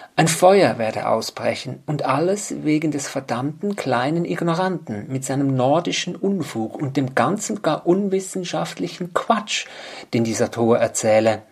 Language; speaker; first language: German; native; German